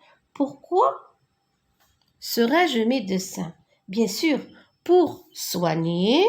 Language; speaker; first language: French; non-native, local second language; Arabic